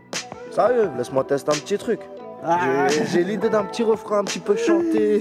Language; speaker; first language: French; native; French